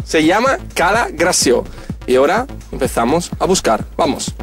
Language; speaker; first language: Spanish; native; Spanish